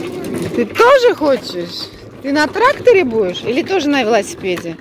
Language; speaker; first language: Russian; native; Russian